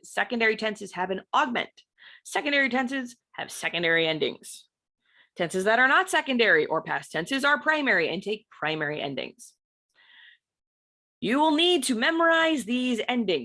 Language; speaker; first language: English; native; English